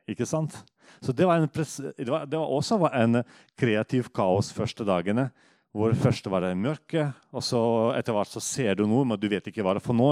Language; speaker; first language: Norwegian; non-native, fluent; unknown